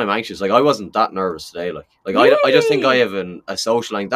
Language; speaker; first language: English; native; English